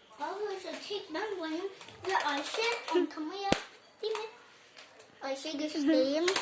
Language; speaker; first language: Turkish; early bilingual, heritage; Turkish